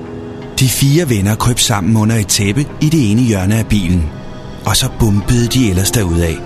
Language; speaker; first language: Danish; native; Danish